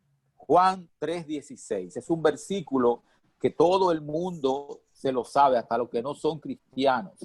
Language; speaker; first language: Spanish; native; Spanish